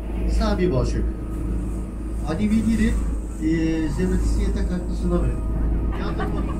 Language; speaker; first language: Russian; non-native, learner; Turkish